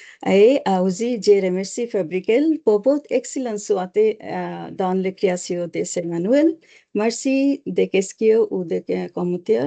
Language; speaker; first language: French; non-native, learner; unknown